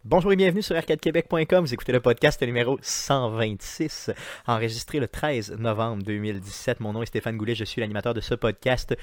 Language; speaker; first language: French; native; French